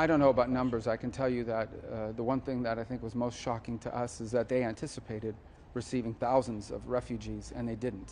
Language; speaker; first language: English; native; English